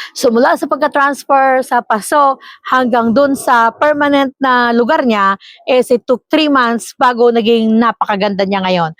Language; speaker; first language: Filipino; non-native, local second language; Iloko